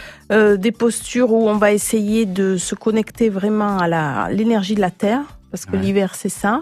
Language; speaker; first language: French; native; French